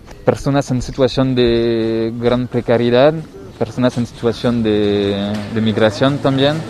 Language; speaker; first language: Spanish; non-native, fluent; French